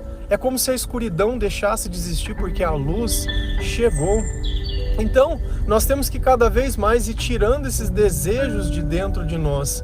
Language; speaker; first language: Portuguese; native; Portuguese